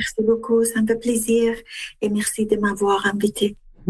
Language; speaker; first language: French; non-native, learner; Persian